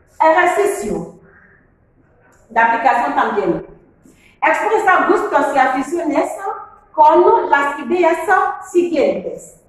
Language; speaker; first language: Spanish; non-native, fluent; French